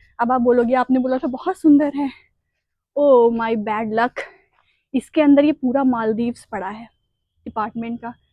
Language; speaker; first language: Hindi; native; Hindi